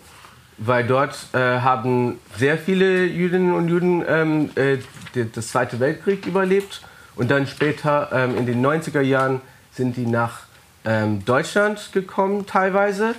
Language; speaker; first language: German; non-native, fluent; English